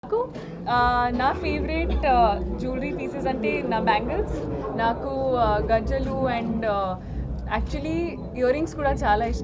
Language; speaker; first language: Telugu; non-native, learner; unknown